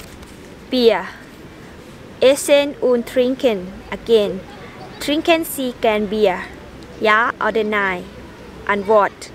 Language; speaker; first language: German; non-native, learner; Thai